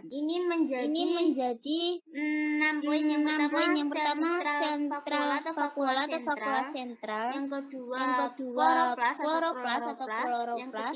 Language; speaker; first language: Indonesian; native; Indonesian